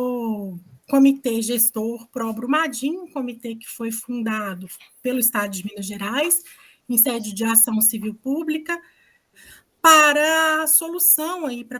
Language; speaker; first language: Portuguese; native; Portuguese